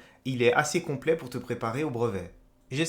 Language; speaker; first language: French; native; French